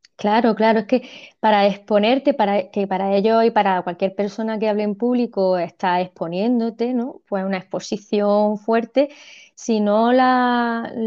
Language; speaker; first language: Spanish; native; Spanish